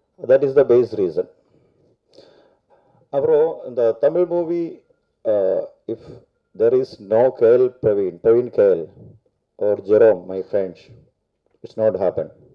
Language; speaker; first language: Tamil; non-native, local second language; Malayalam